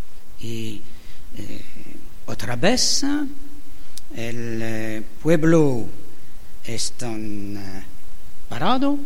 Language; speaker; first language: Spanish; non-native, fluent; French